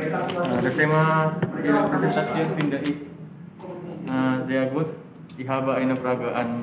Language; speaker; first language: German; non-native, learner; Indonesian